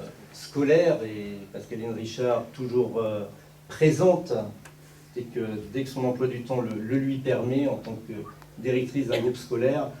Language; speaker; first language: French; native; French